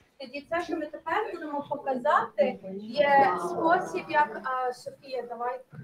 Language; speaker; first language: Ukrainian; early bilingual, heritage; Ukrainian